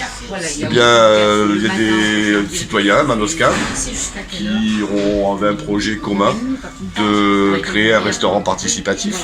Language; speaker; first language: French; native; French